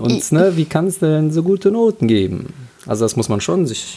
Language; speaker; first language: German; native; German